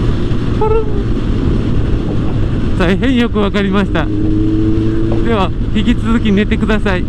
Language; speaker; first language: Japanese; native; Japanese